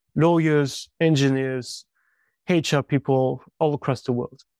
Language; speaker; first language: English; non-native, fluent; French